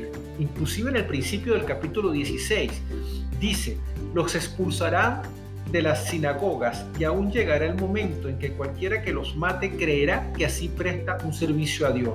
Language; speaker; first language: Spanish; native; Spanish